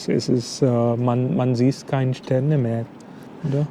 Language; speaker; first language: German; non-native, fluent; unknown